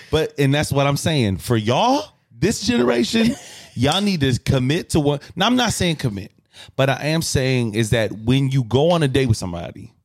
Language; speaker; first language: English; native; English